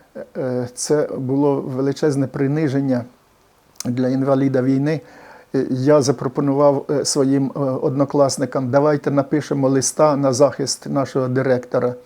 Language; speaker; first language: Ukrainian; native; Ukrainian